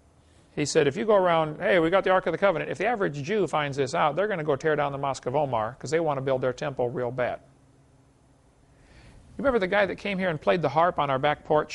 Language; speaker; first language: English; native; English